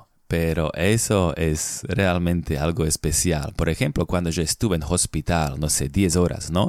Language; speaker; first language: Spanish; non-native, fluent; Slovak